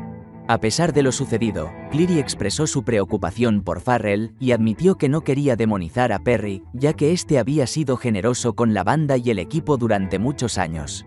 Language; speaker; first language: Spanish; native; Spanish